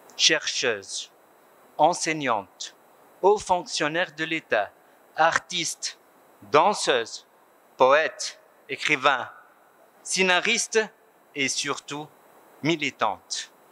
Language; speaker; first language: French; non-native, local second language; Arabic